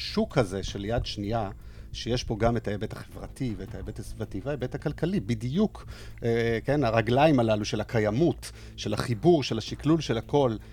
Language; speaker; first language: Hebrew; native; Hebrew